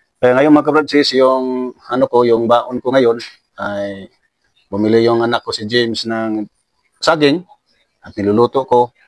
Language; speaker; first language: Filipino; non-native, local second language; Cebuano